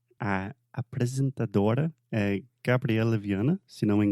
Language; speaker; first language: Portuguese; non-native, fluent; English